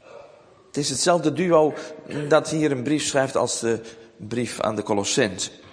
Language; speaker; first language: Dutch; native; Dutch